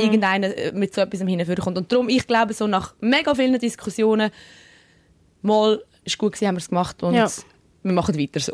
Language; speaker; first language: German; native; German